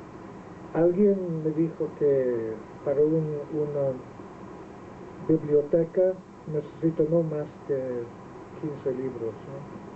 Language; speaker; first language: Spanish; non-native, fluent; Welsh